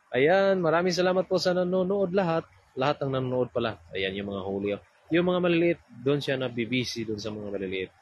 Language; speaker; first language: Filipino; non-native, local second language; Cebuano